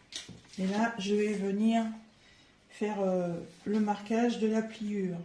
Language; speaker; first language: French; native; French